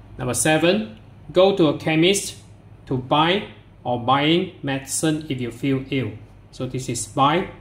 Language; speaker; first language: English; non-native, local second language; Chinese